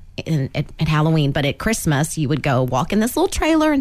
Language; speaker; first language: English; native; English